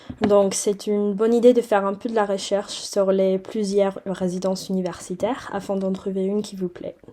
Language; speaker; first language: French; non-native, fluent; English